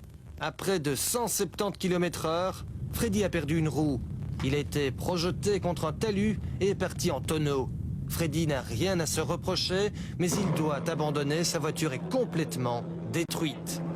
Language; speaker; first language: French; native; French